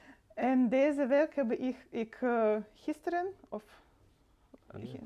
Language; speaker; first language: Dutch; non-native, learner; Russian